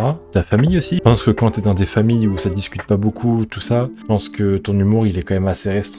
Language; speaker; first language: French; native; French